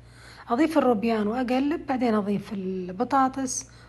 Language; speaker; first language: Arabic; native; Arabic